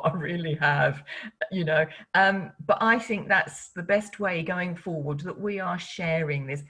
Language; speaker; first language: English; native; English